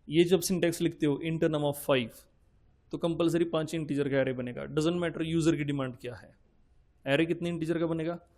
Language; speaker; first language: Hindi; non-native, local second language; Marathi